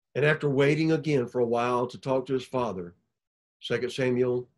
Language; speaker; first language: English; native; English